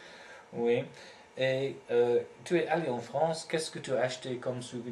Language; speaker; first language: French; non-native, fluent; English